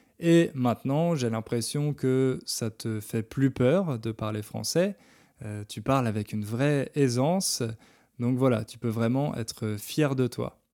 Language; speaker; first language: French; native; French